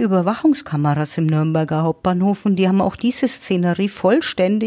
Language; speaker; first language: German; native; German